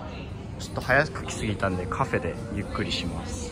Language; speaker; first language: Japanese; native; Japanese